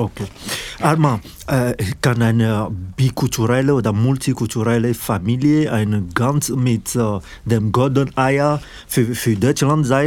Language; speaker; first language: German; non-native, fluent; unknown